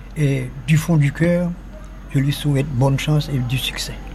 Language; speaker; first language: French; native; French